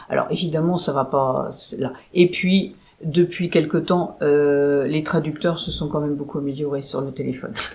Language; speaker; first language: French; native; French